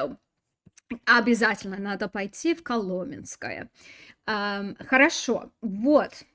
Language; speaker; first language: Russian; non-native, fluent; English